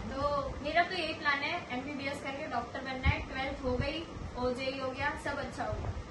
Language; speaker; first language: Hindi; native; Hindi